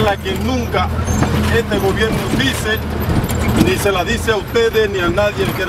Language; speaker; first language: Spanish; native; Spanish